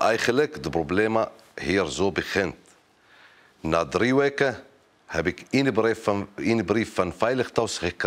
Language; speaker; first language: Dutch; non-native, learner; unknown